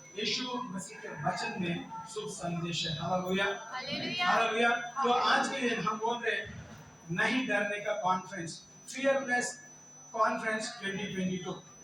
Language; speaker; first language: Hindi; non-native, local second language; Telugu